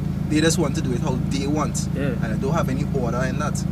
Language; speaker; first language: English; native; English